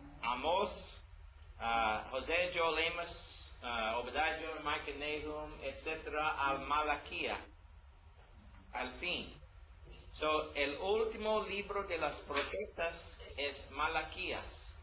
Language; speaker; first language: Spanish; non-native, learner; English